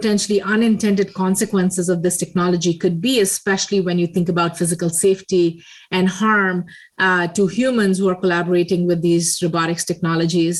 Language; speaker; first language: English; non-native, local second language; Hindi